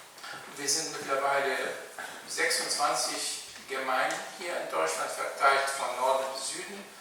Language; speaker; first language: German; non-native, fluent; Arabic